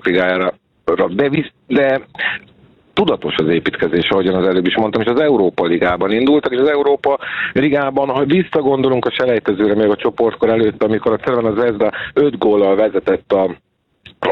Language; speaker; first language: Hungarian; native; Hungarian